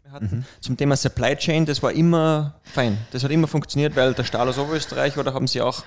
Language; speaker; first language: German; native; German